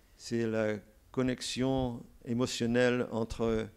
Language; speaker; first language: French; non-native, fluent; English